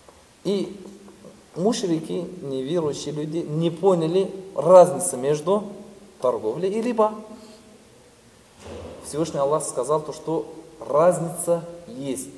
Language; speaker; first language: Russian; non-native, fluent; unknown